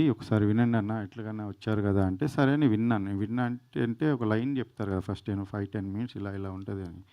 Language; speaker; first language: Telugu; native; Telugu